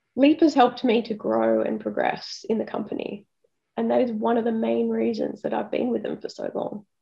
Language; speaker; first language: English; native; English